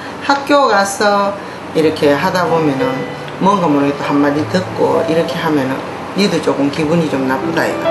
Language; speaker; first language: Korean; native; Korean